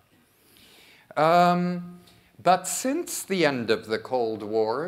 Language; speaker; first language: English; early bilingual, other home language; French